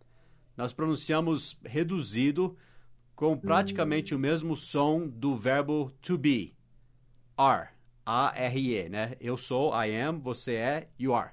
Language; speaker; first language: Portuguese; non-native, fluent; English